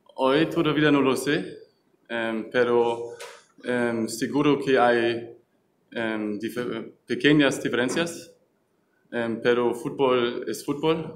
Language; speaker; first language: Spanish; non-native, learner; German